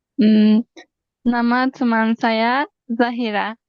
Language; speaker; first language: Indonesian; non-native, learner; Turkish